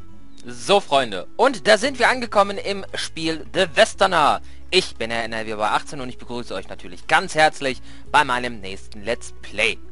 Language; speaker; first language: German; native; German